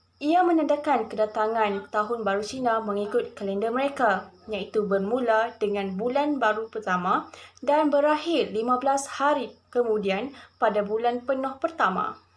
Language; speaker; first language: Malay; native; Malay